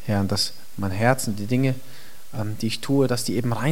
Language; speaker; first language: German; native; German